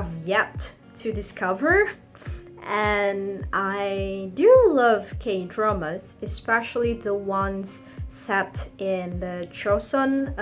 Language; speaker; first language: English; non-native, fluent; Indonesian